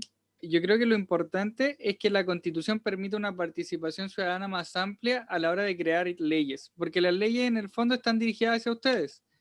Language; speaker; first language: Spanish; native; Spanish